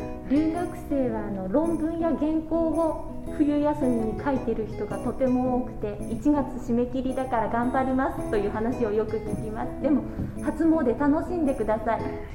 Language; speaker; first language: Japanese; native; Japanese